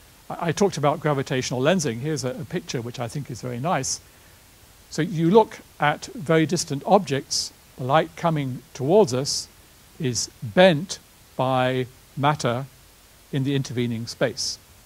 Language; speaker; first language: English; native; English